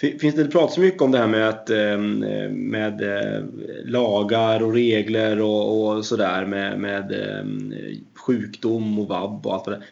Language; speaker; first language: Swedish; native; Swedish